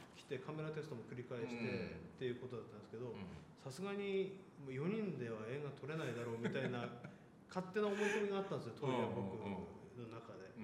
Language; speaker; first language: Japanese; native; Japanese